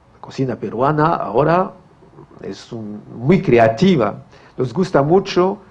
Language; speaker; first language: Spanish; non-native, fluent; French